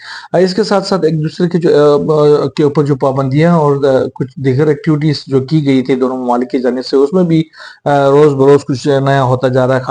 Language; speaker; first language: Urdu; native; Urdu